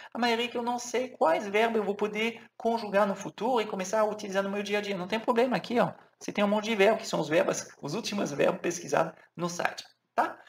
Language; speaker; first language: Portuguese; non-native, fluent; French